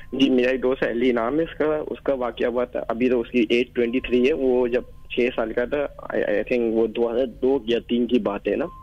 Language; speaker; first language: Urdu; native; Urdu